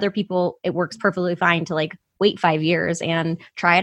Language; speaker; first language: English; native; English